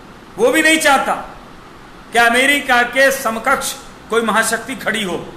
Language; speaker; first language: Hindi; native; Hindi